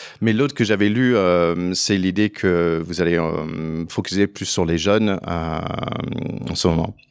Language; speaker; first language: French; non-native, fluent; English